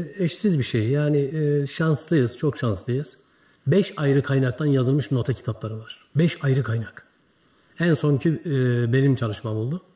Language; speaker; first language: Turkish; native; Turkish